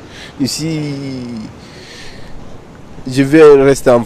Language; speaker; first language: French; non-native, learner; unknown